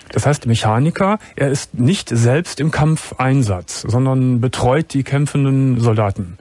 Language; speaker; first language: German; native; German